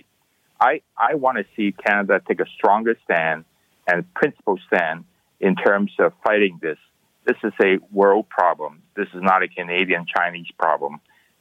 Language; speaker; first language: English; non-native, local second language; Cantonese